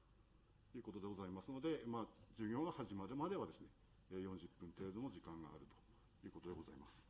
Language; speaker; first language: Japanese; native; Japanese